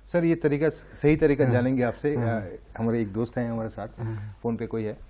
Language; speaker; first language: Hindi; non-native, local second language; Bangla